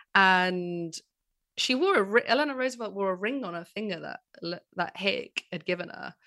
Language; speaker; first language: English; native; English